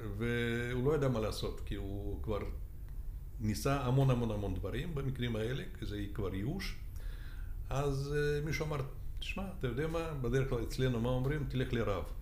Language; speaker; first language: Hebrew; non-native, fluent; Russian